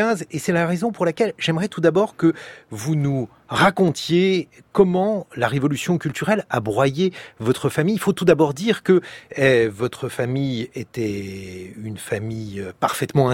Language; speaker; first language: French; native; French